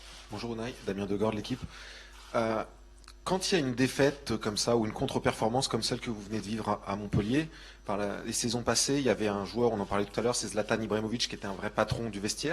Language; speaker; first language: French; native; French